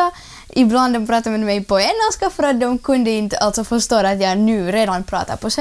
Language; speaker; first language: Swedish; non-native, learner; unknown